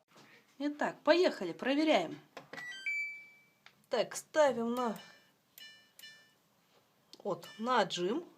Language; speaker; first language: Russian; native; Russian